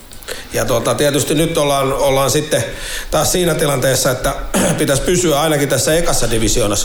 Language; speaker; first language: Finnish; native; Finnish